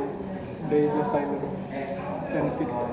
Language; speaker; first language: English; non-native, learner; Indonesian